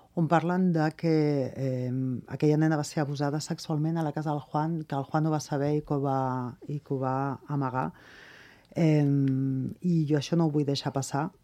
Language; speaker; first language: Catalan; non-native, local second language; Spanish